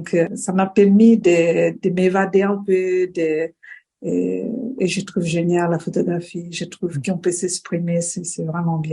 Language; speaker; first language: French; non-native, fluent; Portuguese